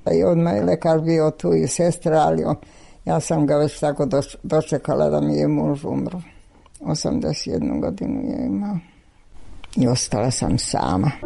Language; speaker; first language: Serbian; non-native, local second language; Hungarian